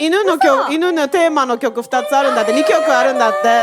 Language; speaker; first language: Japanese; native; Japanese